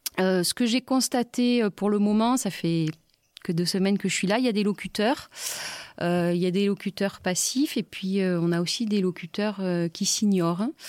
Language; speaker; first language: French; native; French